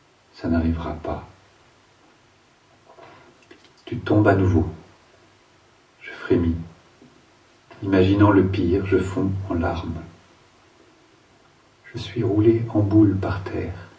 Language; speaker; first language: French; native; French